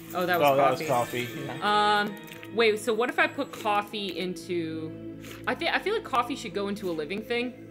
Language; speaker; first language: English; native; English